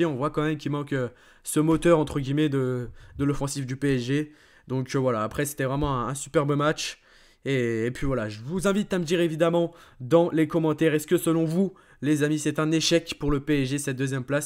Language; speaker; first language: French; native; French